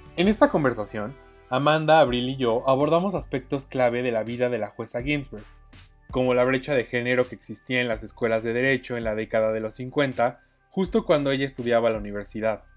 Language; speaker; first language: Spanish; native; Spanish